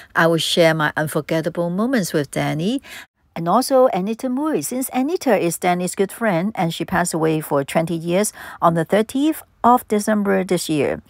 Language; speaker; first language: English; non-native, local second language; Cantonese